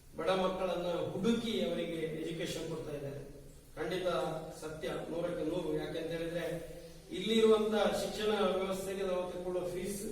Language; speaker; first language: Kannada; non-native, local second language; Tulu